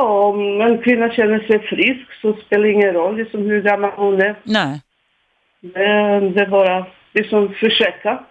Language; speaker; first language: Swedish; non-native, fluent; Serbian